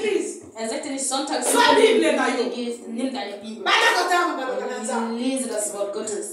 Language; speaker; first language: German; non-native, fluent; Lingala